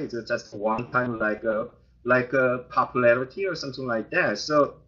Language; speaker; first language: English; non-native, fluent; Korean